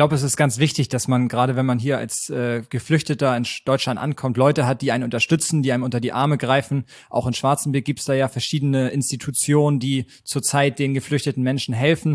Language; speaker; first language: German; native; German